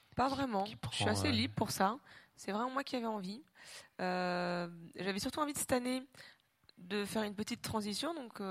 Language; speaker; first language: French; native; French